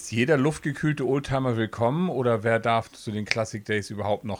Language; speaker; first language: German; native; German